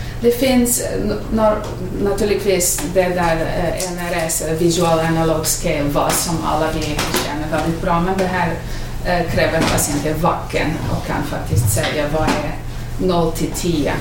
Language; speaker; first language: Swedish; non-native, fluent; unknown